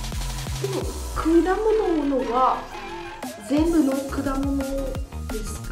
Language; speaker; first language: Japanese; non-native, learner; Vietnamese